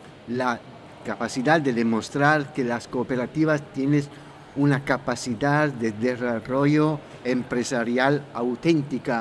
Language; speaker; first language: Spanish; non-native, fluent; Italian